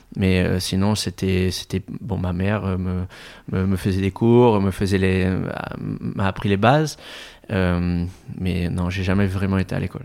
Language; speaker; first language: French; native; French